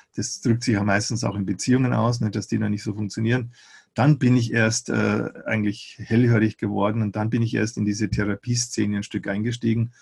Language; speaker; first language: German; native; German